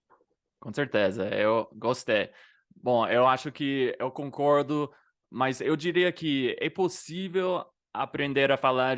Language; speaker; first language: Portuguese; non-native, fluent; English